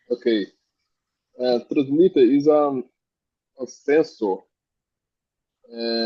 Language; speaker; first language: English; non-native, learner; Portuguese